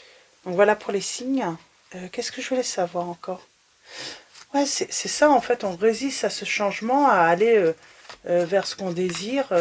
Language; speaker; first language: French; native; French